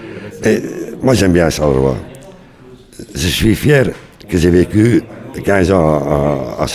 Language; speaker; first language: French; non-native, local second language; Dutch